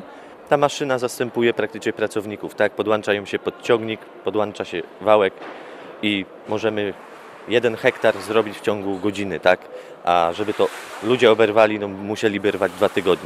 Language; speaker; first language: Polish; native; Polish